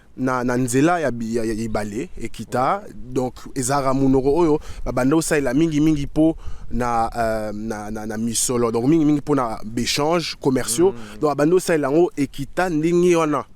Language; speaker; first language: Lingala; native; Lingala